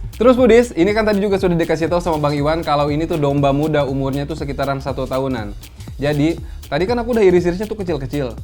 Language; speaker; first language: Indonesian; native; Indonesian